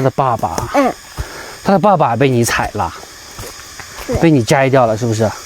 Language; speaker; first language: Chinese; native; Chinese